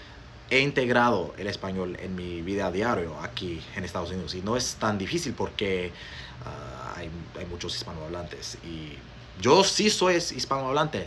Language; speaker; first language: Spanish; non-native, fluent; English